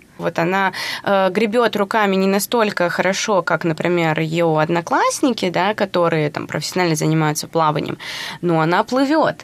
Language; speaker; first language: Russian; native; Russian